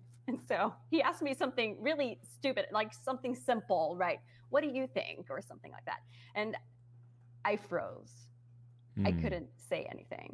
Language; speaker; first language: English; non-native, fluent; Dutch